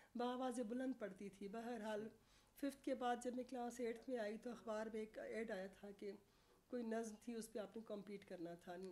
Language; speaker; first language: Urdu; non-native, local second language; Sindhi